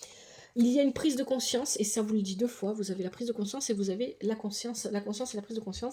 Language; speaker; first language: French; native; French